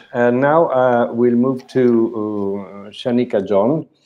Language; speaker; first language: English; non-native, fluent; Spanish